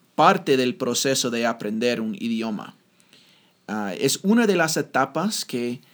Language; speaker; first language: Spanish; non-native, fluent; English